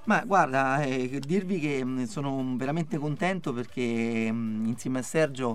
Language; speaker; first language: Italian; native; Italian